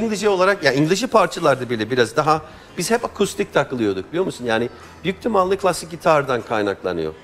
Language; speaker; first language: Turkish; non-native, fluent; English